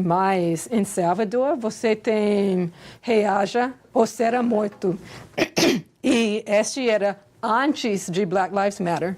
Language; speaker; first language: Portuguese; non-native, fluent; English